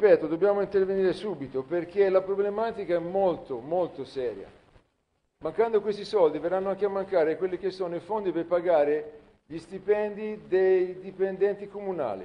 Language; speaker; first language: Italian; native; Italian